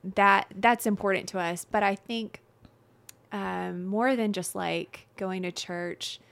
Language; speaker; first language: English; native; English